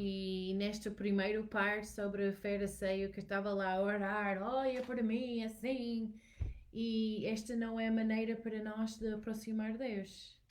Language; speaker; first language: Portuguese; non-native, learner; English